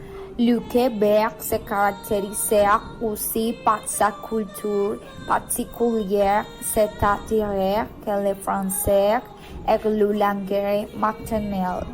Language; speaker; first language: French; non-native, learner; Spanish